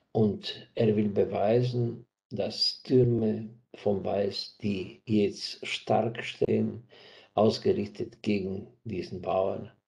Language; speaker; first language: German; non-native, fluent; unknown